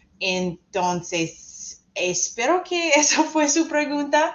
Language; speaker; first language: Spanish; non-native, fluent; English